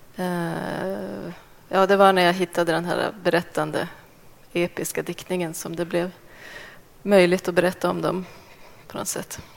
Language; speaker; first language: Swedish; native; Swedish